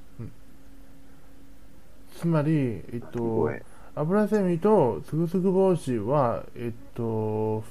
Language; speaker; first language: Japanese; non-native, learner; Chinese